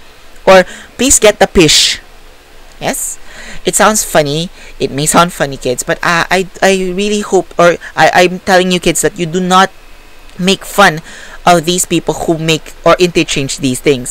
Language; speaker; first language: English; non-native, local second language; Filipino